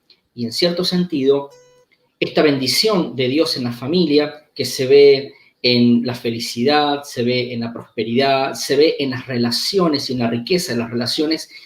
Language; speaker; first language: Spanish; native; Spanish